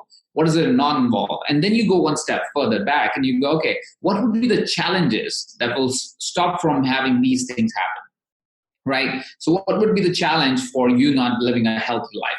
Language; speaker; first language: English; non-native, local second language; Hindi